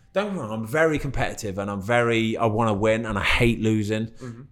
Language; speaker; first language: English; native; English